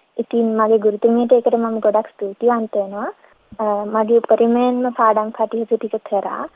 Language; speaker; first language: Sinhala; early bilingual, heritage; Sinhala